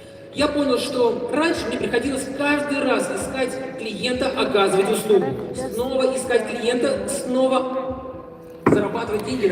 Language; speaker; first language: Russian; native; Russian